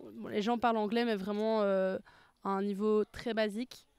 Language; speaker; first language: French; native; French